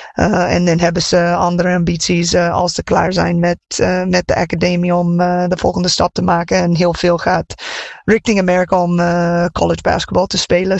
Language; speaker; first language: Dutch; non-native, fluent; English